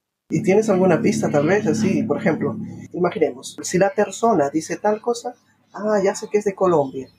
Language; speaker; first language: Spanish; native; Spanish